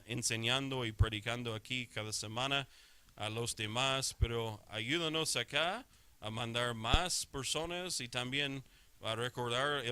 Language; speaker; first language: Spanish; non-native, fluent; English